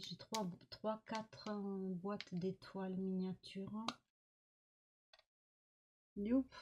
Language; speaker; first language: French; native; French